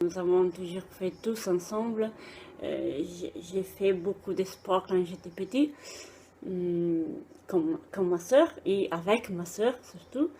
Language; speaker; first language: French; non-native, fluent; Italian